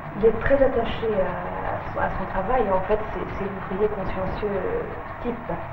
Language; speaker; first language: French; native; French